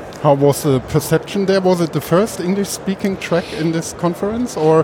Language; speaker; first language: English; non-native, fluent; German